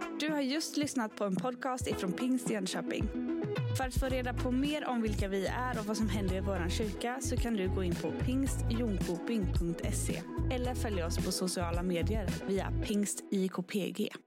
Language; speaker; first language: Swedish; native; Swedish